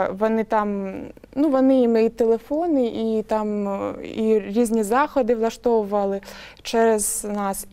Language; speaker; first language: Ukrainian; non-native, local second language; Russian